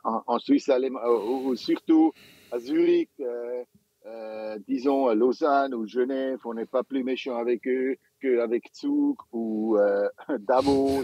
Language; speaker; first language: French; non-native, local second language; German